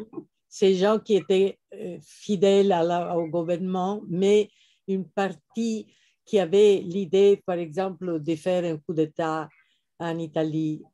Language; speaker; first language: French; non-native, fluent; Italian